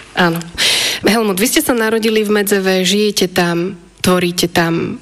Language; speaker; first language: Slovak; native; Slovak